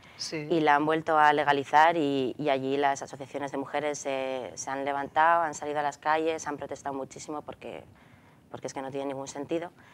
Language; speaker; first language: Spanish; native; Spanish